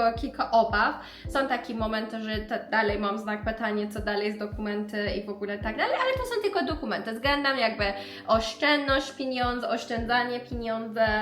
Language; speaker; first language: Polish; non-native, learner; Persian